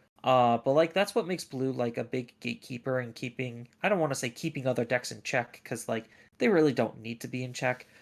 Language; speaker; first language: English; native; English